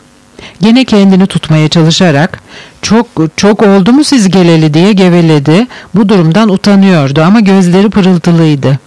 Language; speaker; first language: Turkish; native; Turkish